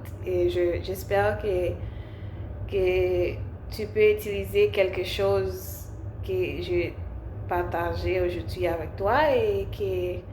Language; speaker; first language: French; non-native, learner; English